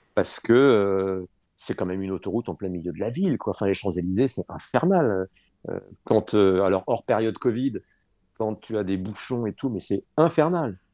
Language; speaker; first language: French; native; French